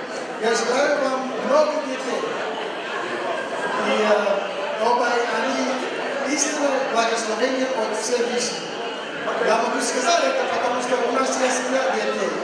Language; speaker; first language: Russian; non-native, learner; English